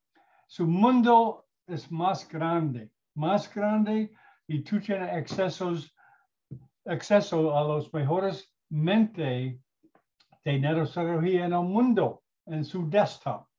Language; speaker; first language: Spanish; non-native, learner; English